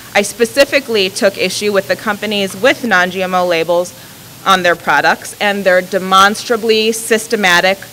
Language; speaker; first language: English; native; English